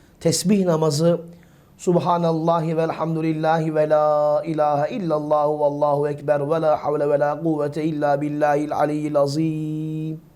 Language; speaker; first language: Turkish; native; Turkish